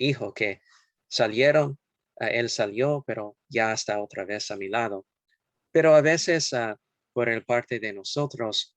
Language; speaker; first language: Spanish; non-native, fluent; English